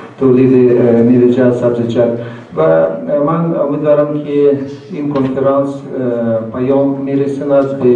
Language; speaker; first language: Persian; non-native, learner; Kazakh